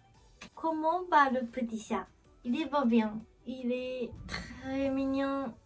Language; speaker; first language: French; non-native, learner; Japanese